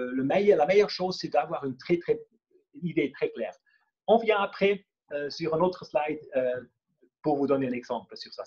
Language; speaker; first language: French; non-native, local second language; German